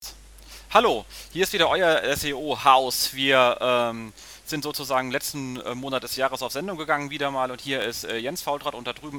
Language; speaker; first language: German; native; German